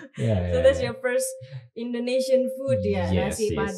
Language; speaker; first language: English; non-native, fluent; Indonesian